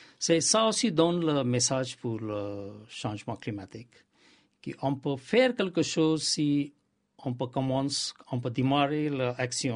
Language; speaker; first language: French; non-native, learner; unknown